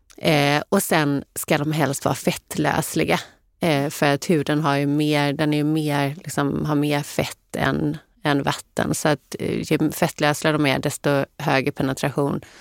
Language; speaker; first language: Swedish; native; Swedish